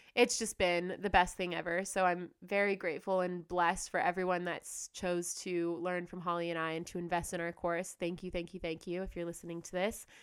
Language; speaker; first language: English; native; English